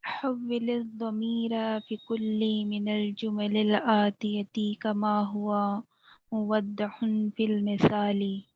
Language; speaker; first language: Arabic; non-native, learner; Urdu